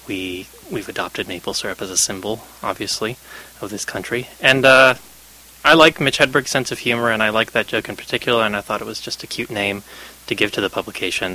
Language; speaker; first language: English; native; English